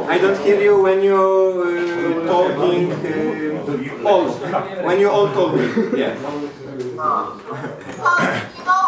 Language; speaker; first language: English; non-native, learner; Polish